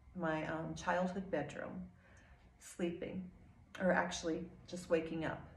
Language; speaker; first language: English; native; English